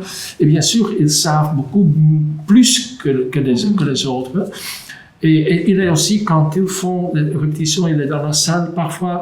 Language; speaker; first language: French; non-native, local second language; Dutch